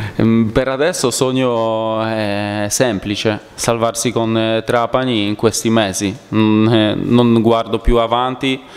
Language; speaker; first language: Italian; non-native, fluent; Polish